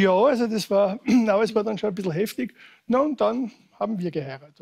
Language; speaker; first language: German; native; German